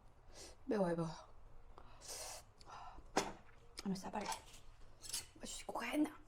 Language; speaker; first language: French; non-native, learner; Korean